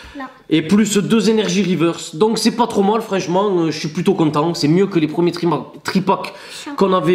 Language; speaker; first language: French; native; French